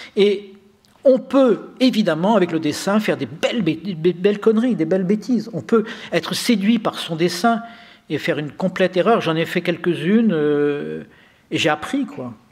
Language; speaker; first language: French; native; French